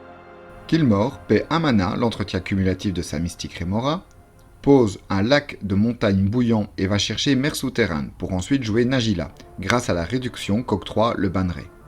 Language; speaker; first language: French; native; French